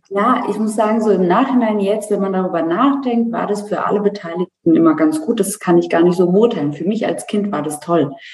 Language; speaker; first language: German; early bilingual, other home language; Turkish